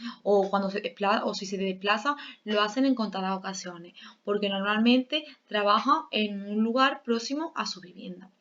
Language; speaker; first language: Spanish; native; Spanish